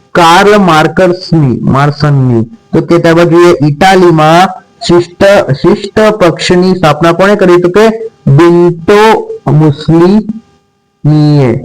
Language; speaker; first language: Gujarati; non-native, local second language; Marathi